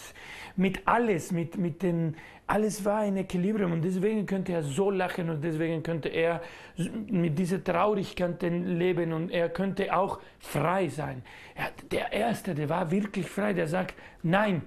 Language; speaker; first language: German; non-native, learner; Spanish